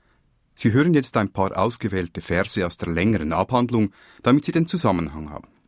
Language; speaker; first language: German; native; German